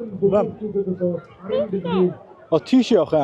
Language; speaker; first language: Swedish; non-native, learner; Mongolian